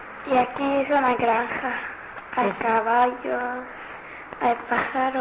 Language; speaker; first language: Spanish; non-native, learner; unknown